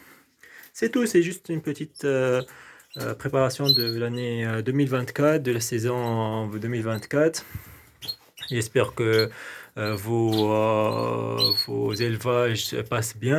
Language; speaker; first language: French; non-native, local second language; Arabic